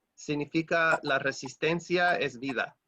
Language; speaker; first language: Spanish; non-native, fluent; English